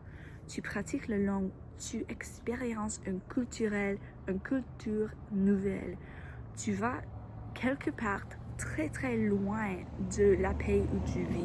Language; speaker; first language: French; non-native, learner; English